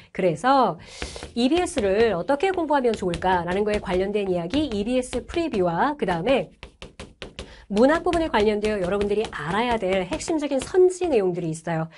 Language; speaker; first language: Korean; native; Korean